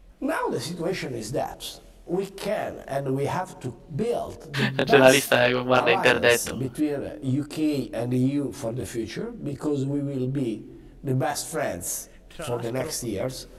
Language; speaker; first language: English; non-native, learner; Italian